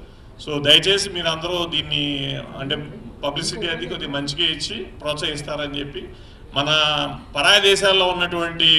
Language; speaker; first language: Telugu; native; Telugu